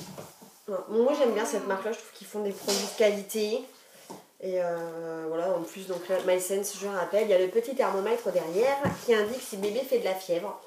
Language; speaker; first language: French; native; French